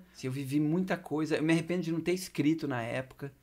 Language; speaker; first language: Portuguese; native; Portuguese